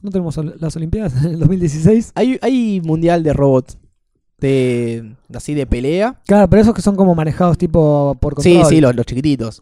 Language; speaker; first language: Spanish; native; Spanish